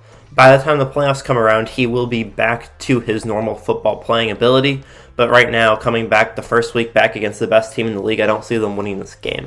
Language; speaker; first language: English; native; English